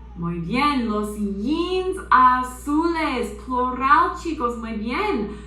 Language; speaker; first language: Spanish; non-native, fluent; English